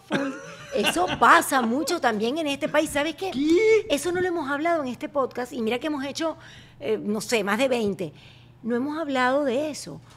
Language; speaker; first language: Spanish; native; Spanish